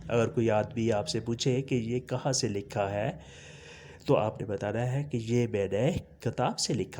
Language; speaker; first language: Hindi; non-native, local second language; Punjabi